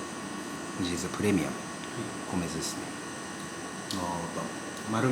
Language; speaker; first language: Japanese; native; Japanese